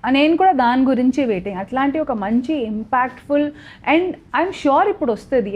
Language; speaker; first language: Telugu; non-native, local second language; Odia